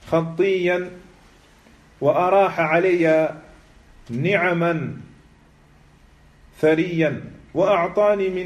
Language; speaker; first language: Arabic; non-native, fluent; French